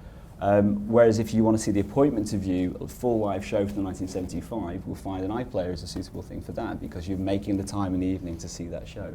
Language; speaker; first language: English; native; English